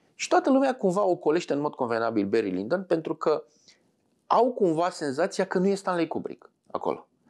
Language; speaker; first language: Romanian; native; Romanian